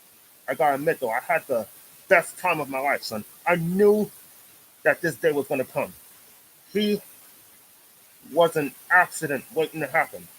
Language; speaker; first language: English; native; English